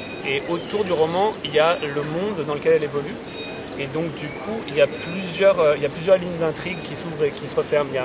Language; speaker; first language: French; native; French